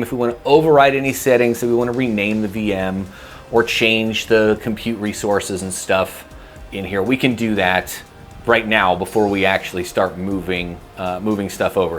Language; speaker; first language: English; native; English